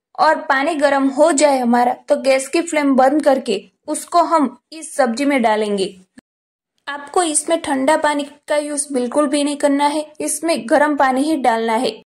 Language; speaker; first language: Hindi; non-native, local second language; Gujarati